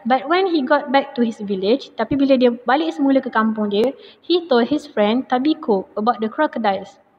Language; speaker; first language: English; non-native, local second language; Malay